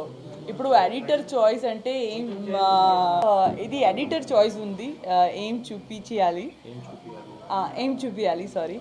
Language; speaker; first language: Telugu; non-native, learner; Gujarati